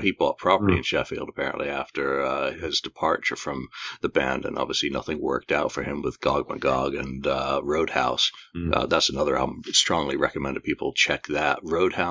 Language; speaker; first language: English; native; English